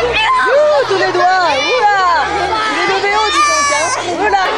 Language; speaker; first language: French; native; French